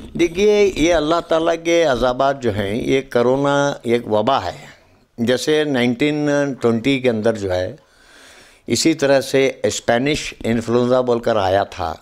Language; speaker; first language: Urdu; native; Urdu